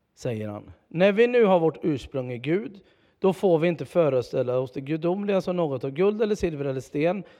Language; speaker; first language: Swedish; native; Swedish